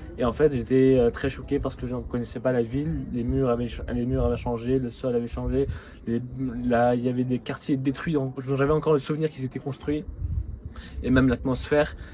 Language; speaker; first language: French; native; French